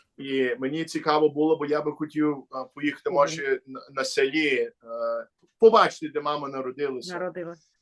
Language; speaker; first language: Ukrainian; early bilingual, heritage; Ukrainian